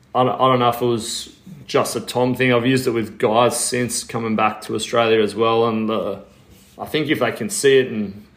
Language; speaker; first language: English; native; English